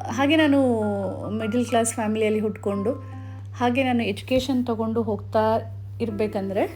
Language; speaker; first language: Kannada; native; Kannada